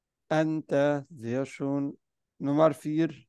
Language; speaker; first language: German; non-native, fluent; Arabic